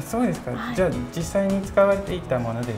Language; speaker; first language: Japanese; non-native, fluent; English